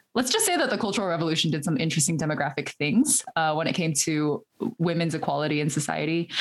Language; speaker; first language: English; early bilingual, other home language; Chinese